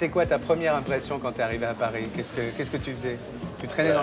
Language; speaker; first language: French; native; French